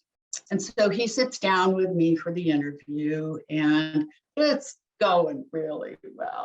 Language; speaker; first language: English; native; English